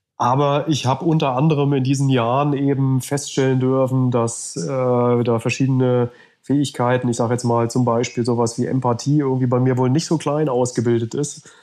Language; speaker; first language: German; native; German